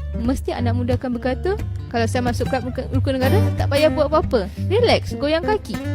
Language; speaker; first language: Malay; native; Malay